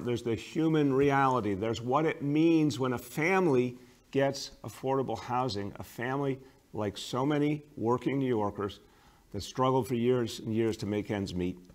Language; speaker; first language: English; native; English